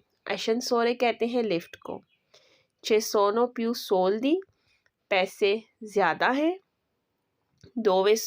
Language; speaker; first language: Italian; non-native, learner; Urdu